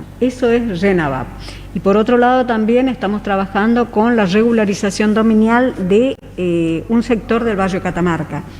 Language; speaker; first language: Spanish; native; Spanish